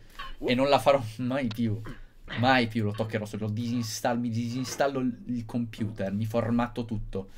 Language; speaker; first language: Italian; native; Italian